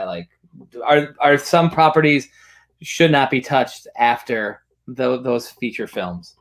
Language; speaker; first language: English; native; English